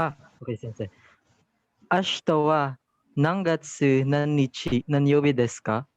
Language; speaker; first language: Japanese; non-native, learner; Filipino